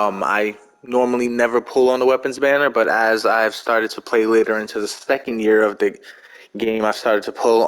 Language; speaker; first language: English; native; English